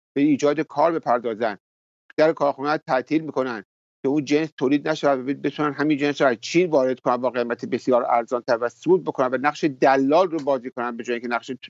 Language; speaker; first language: Persian; native; Persian